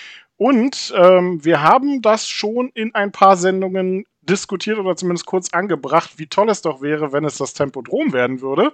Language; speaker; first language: German; native; German